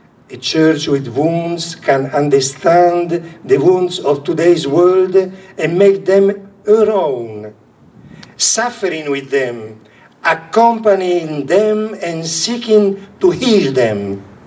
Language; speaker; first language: English; non-native, fluent; Italian